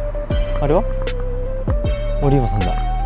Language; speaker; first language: Japanese; native; Japanese